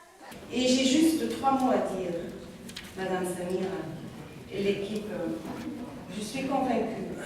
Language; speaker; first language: French; non-native, fluent; Italian